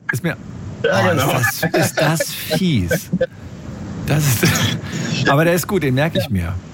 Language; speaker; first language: German; native; German